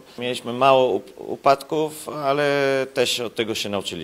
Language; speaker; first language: Polish; non-native, learner; Italian